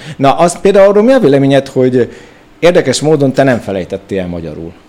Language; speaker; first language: Hungarian; native; Hungarian